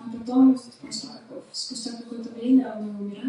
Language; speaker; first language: Russian; native; Russian